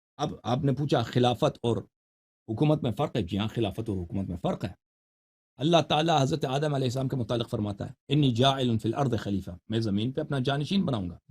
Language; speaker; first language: Urdu; native; Urdu